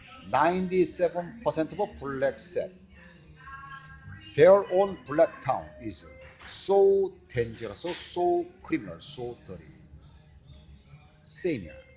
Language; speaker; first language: English; non-native, learner; Korean